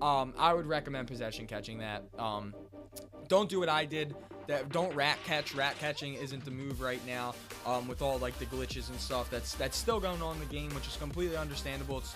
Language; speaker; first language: English; native; English